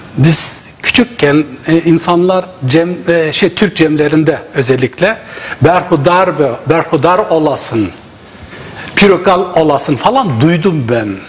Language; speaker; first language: Turkish; non-native, local second language; Zaza